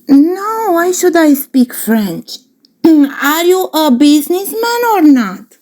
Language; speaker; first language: English; non-native, fluent; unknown